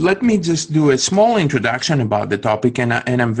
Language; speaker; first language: English; non-native, fluent; Greek